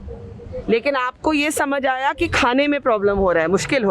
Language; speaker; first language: Hindi; native; Hindi